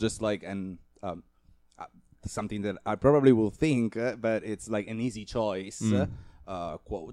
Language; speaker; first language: English; non-native, fluent; Italian